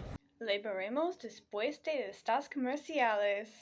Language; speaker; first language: Spanish; non-native, learner; English